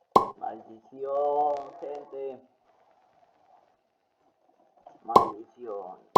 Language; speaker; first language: Spanish; native; Spanish